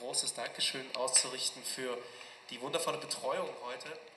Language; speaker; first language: German; native; German